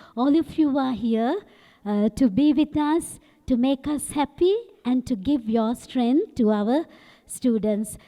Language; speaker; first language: English; non-native, local second language; Sinhala